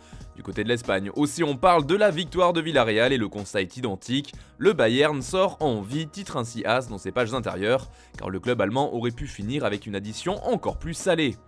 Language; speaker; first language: French; native; French